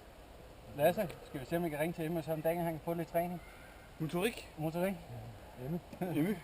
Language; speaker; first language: Danish; native; Danish